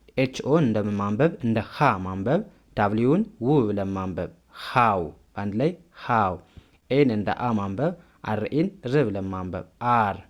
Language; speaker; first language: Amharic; native; Amharic